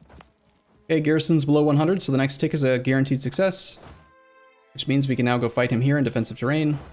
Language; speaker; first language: English; native; English